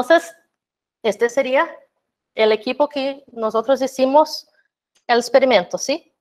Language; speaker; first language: Spanish; non-native, fluent; Portuguese